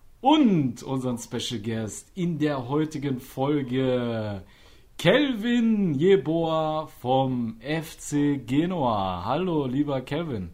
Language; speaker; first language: German; native; German